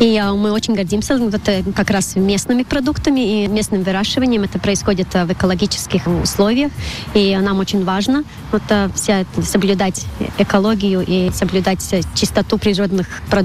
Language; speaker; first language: Russian; non-native, local second language; Latvian